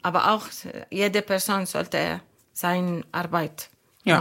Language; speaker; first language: German; non-native, learner; Arabic